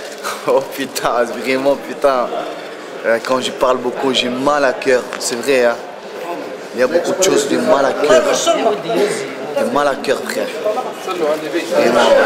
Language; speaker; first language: French; non-native, learner; Arabic